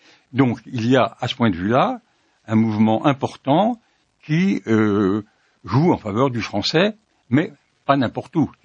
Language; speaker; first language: French; native; French